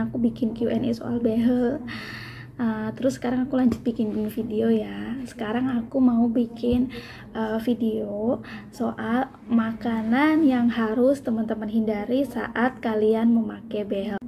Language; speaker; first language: Indonesian; native; Indonesian